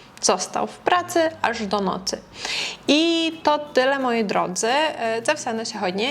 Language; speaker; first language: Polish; non-native, fluent; Ukrainian